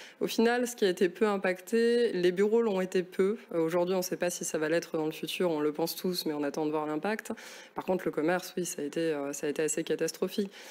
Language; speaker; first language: French; native; French